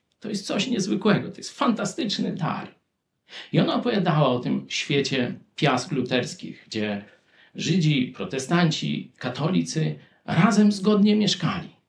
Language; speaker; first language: Polish; native; Polish